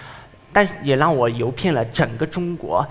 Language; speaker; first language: Chinese; non-native, learner; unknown